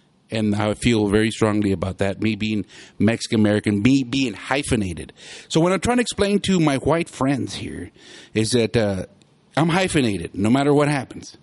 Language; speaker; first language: English; early bilingual, other home language; Spanish